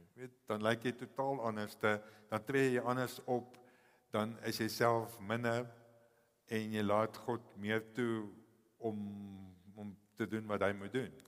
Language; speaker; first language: Afrikaans; native; Afrikaans